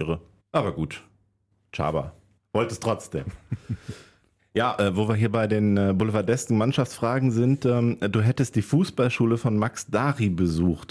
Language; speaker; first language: German; native; German